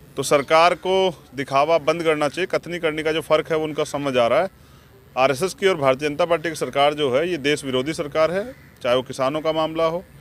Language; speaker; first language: Hindi; native; Hindi